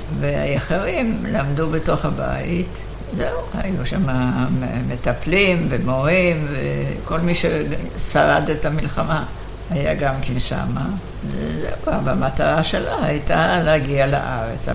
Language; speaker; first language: Hebrew; non-native, fluent; Polish